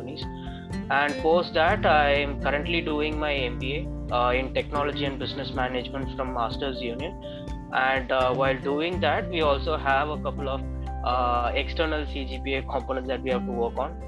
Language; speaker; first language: English; non-native, local second language; Tamil